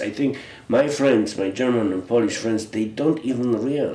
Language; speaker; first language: English; non-native, fluent; Polish